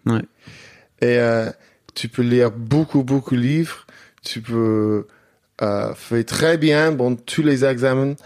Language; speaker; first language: French; non-native, learner; English